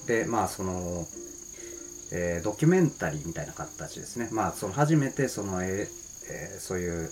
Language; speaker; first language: Japanese; native; Japanese